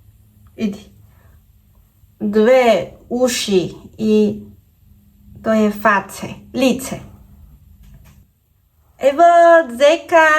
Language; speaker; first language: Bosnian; non-native, learner; Chinese